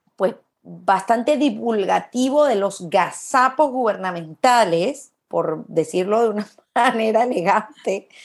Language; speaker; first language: Spanish; native; Spanish